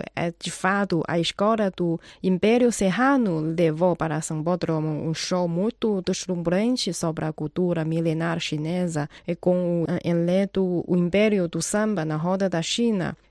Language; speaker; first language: Portuguese; non-native, fluent; Chinese